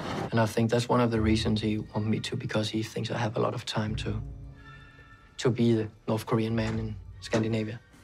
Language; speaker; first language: English; non-native, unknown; Danish